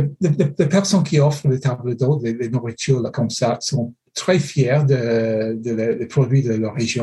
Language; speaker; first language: French; non-native, fluent; English